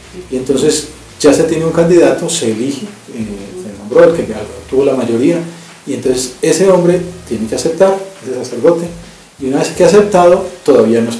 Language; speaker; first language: Spanish; native; Spanish